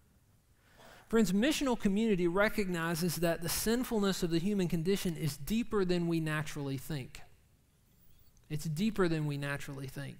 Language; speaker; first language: English; native; English